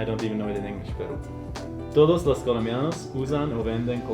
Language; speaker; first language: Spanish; non-native, fluent; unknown